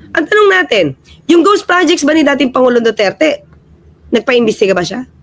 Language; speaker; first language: Filipino; native; Filipino